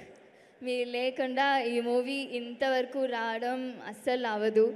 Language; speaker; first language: Telugu; non-native, learner; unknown